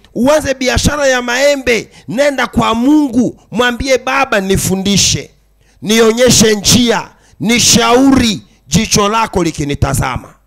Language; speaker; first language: Swahili; native; Swahili